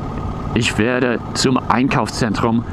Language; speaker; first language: German; non-native, fluent; English